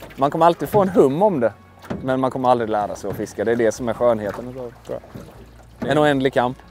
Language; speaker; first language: Swedish; early bilingual, other home language; Russian